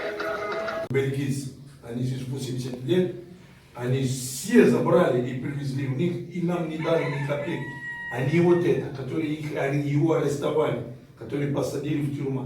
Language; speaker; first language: Russian; non-native, fluent; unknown